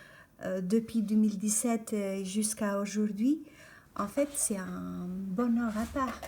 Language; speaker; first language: French; non-native, fluent; Albanian